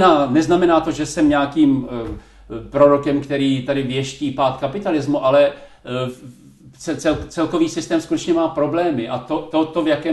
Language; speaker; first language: Czech; native; Czech